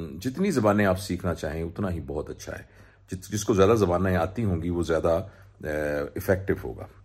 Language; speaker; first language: Urdu; non-native, local second language; Punjabi